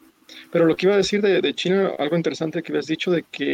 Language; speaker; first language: Spanish; early bilingual, heritage; English